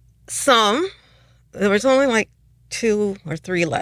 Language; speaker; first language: English; native; English